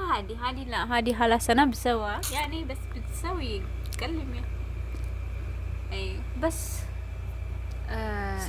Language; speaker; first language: Arabic; non-native, learner; Amharic